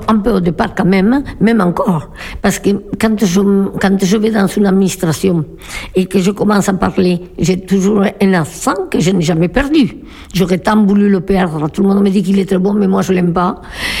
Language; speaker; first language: French; non-native, fluent; Spanish